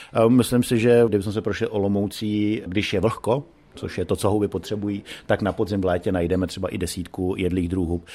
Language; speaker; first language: Czech; native; Czech